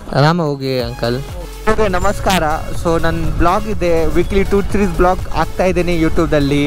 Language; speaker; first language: Kannada; non-native, learner; Hindi